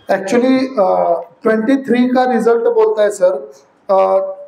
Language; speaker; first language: Hindi; non-native, local second language; Marathi